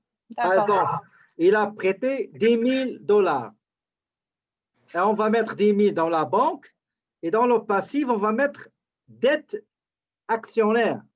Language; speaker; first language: French; native; French